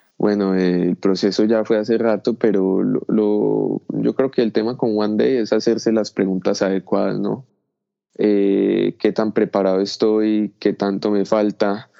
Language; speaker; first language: Spanish; native; Spanish